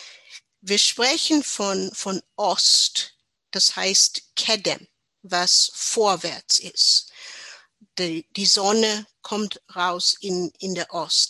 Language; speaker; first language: German; non-native, learner; English